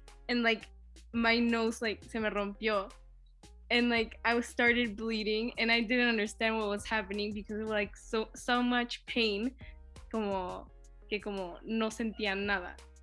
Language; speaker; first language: English; early bilingual, other home language; Spanish